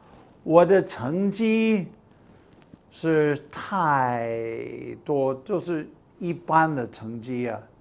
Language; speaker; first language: Chinese; non-native, fluent; English